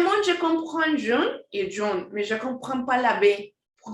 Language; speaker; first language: French; non-native, fluent; Spanish